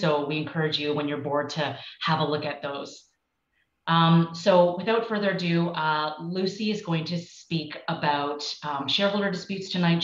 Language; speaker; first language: English; early bilingual, other home language; Chinese